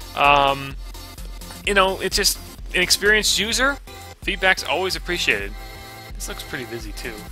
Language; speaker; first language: English; native; English